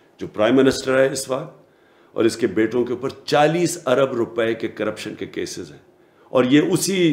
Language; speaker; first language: Urdu; native; Urdu